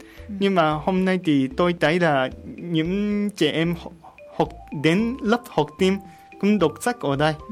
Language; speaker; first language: Vietnamese; non-native, learner; Japanese